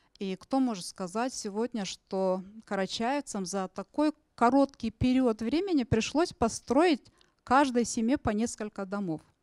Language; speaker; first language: Russian; non-native, local second language; Karachay-Balkar